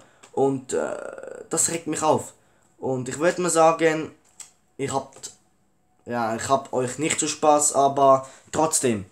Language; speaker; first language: German; early bilingual, other home language; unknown